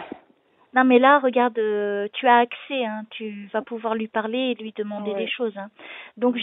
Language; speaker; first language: French; native; French